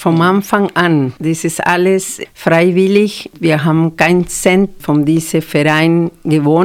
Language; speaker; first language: German; non-native, fluent; Spanish